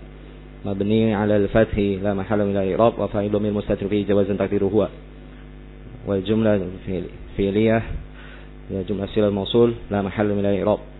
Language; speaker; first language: Arabic; non-native, learner; Indonesian